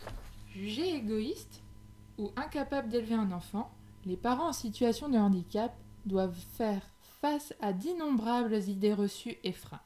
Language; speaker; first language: French; native; French